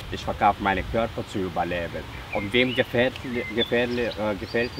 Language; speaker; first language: German; non-native, learner; Bulgarian